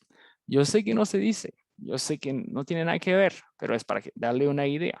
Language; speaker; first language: Spanish; non-native, fluent; French